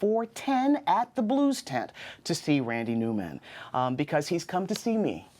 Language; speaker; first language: English; native; English